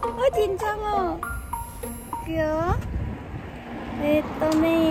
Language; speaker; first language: Chinese; non-native, fluent; Japanese